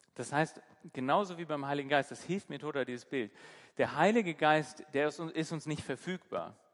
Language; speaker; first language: German; native; German